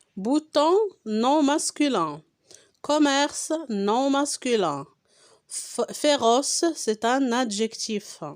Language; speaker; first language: French; non-native, local second language; Arabic